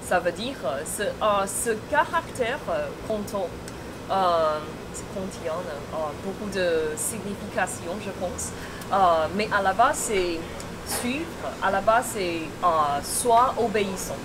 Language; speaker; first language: French; non-native, fluent; Chinese